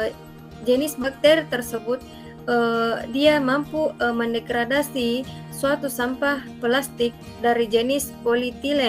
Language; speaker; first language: Indonesian; native; Indonesian